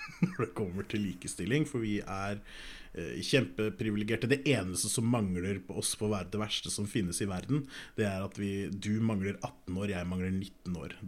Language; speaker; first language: Norwegian; native; Norwegian